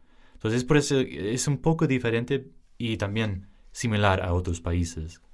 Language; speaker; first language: Spanish; early bilingual, heritage; English